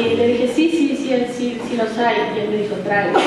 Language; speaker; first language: Spanish; native; Spanish